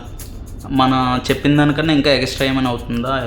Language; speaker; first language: Telugu; native; Telugu